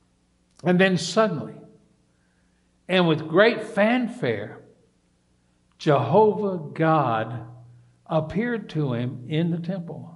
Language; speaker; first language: English; native; English